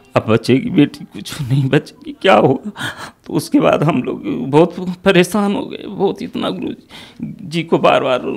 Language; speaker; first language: Hindi; native; Hindi